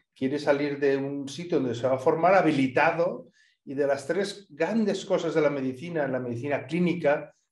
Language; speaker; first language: Spanish; native; Spanish